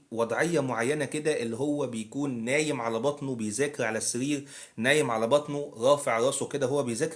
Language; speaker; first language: Arabic; native; Arabic